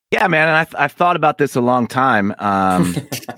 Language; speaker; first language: English; native; English